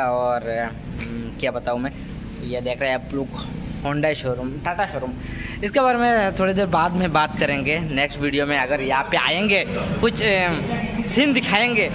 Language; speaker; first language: Hindi; non-native, local second language; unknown